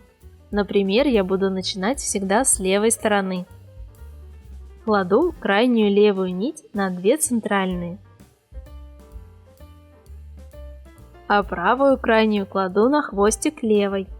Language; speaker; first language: Russian; native; Russian